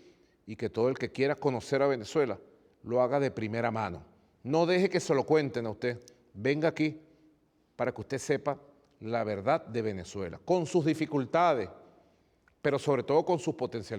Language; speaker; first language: Spanish; native; Spanish